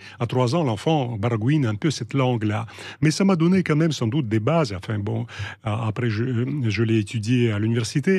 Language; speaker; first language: French; non-native, fluent; Russian